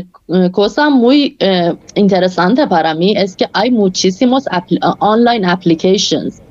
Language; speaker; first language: Spanish; non-native, fluent; Persian